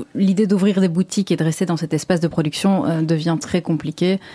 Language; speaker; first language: French; native; French